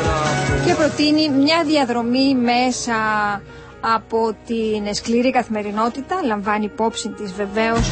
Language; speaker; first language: Greek; native; Greek